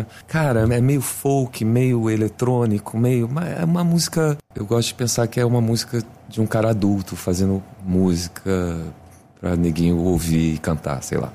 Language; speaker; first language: Portuguese; native; Portuguese